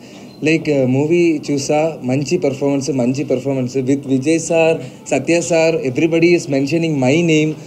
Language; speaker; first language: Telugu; non-native, learner; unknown